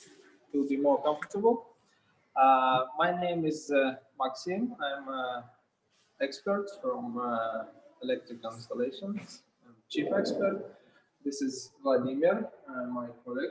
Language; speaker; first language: English; non-native, learner; Russian